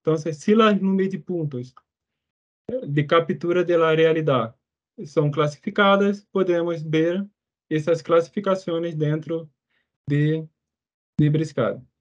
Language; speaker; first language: Spanish; non-native, fluent; Portuguese